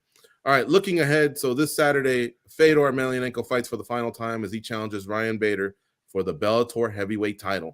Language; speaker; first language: English; native; English